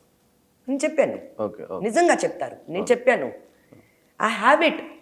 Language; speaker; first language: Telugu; non-native, local second language; Hindi